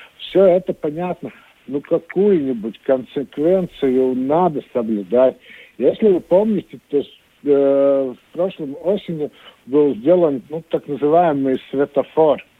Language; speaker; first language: Russian; non-native, local second language; Latvian